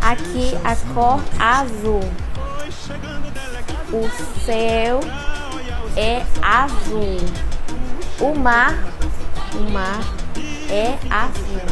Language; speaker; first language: Portuguese; non-native, fluent; Spanish